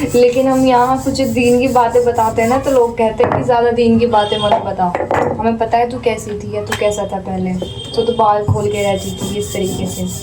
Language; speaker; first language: Hindi; native; Hindi